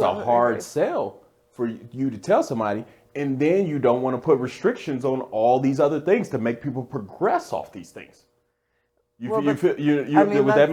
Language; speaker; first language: English; native; English